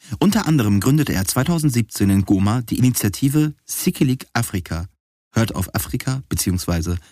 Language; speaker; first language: German; native; German